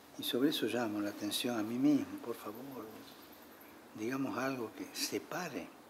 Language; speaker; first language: Spanish; native; Spanish